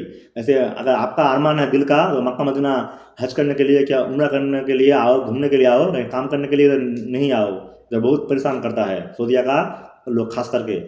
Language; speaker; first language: Hindi; non-native, local second language; Bangla